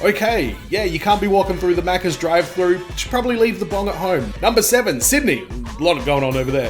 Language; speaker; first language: English; native; English